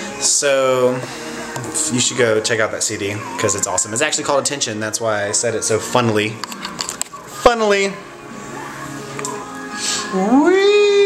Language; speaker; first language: English; native; English